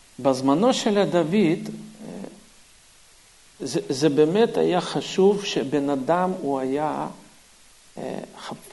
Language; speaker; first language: Hebrew; non-native, fluent; Russian